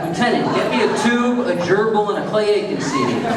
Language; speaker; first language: English; native; English